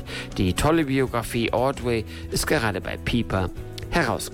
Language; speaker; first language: German; native; German